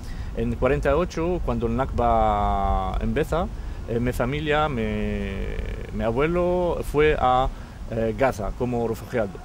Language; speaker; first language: Spanish; non-native, fluent; Arabic